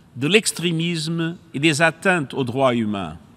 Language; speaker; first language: French; non-native, fluent; Portuguese